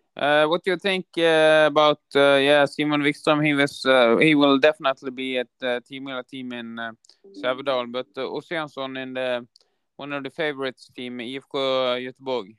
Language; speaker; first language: English; non-native, fluent; Norwegian